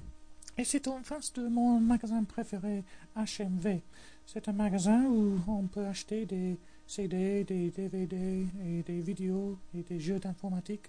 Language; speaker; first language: French; non-native, fluent; English